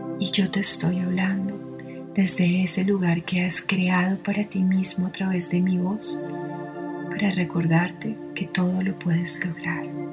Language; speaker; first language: Spanish; native; Spanish